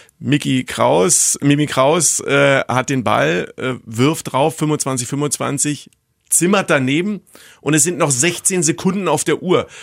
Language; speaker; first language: German; native; German